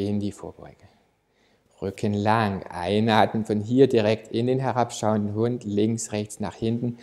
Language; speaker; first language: German; native; German